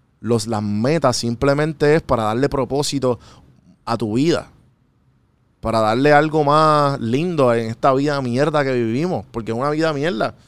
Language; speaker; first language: Spanish; native; Spanish